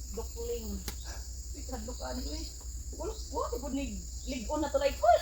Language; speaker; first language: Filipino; non-native, local second language; Cebuano